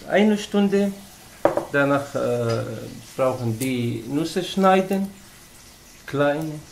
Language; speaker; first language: German; non-native, learner; Arabic